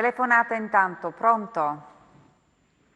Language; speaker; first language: Italian; native; Italian